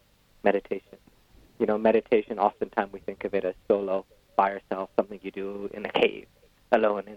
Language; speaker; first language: English; native; English